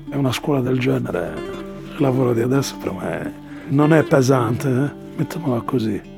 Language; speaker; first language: Italian; non-native, fluent; Arabic